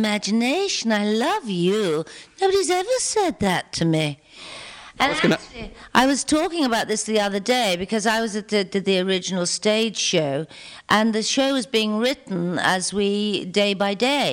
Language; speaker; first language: English; native; English